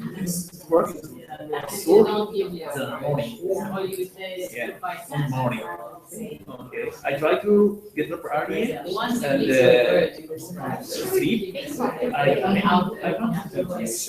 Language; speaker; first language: English; non-native, learner; Japanese